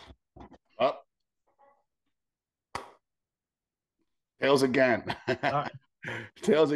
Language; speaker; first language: English; native; English